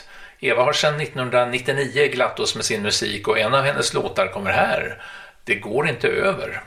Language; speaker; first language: Swedish; native; Swedish